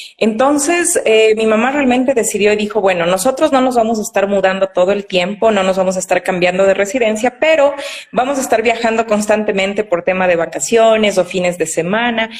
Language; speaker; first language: Spanish; native; Spanish